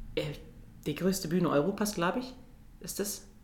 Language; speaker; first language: German; native; German